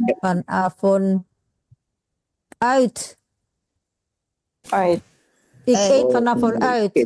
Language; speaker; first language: Dutch; non-native, fluent; Indonesian